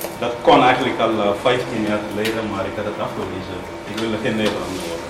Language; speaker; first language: Dutch; non-native, fluent; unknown